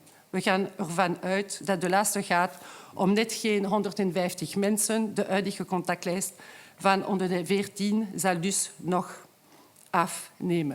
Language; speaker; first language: Dutch; non-native, local second language; French